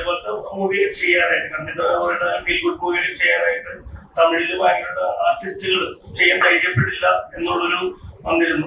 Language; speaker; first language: Malayalam; non-native, learner; Tamil